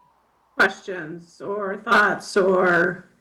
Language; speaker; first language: English; native; English